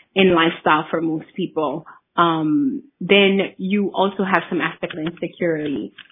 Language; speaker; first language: English; early bilingual, other home language; Haitian Creole